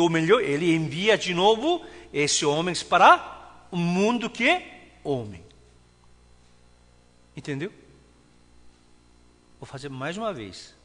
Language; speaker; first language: Portuguese; non-native, fluent; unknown